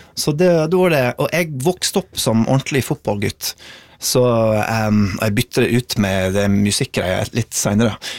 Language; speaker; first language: Norwegian; non-native, fluent; English